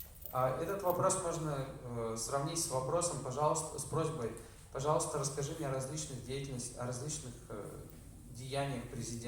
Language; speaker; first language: Russian; native; Russian